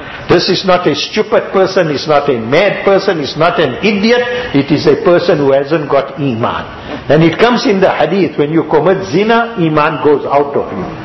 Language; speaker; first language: English; native; English